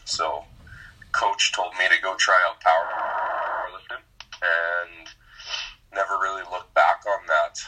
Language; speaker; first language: English; native; English